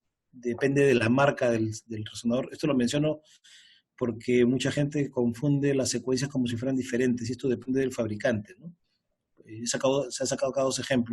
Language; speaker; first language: Spanish; native; Spanish